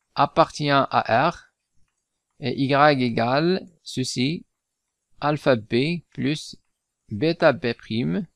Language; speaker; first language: French; non-native, local second language; Arabic